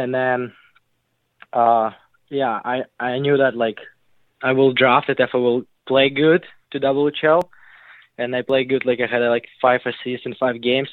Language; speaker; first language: English; non-native, learner; Russian